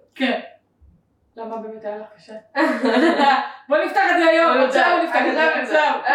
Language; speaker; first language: Hebrew; native; Hebrew